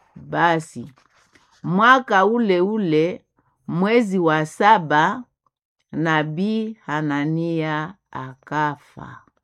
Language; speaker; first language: Swahili; non-native, local second language; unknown